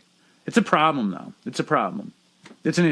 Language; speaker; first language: English; native; English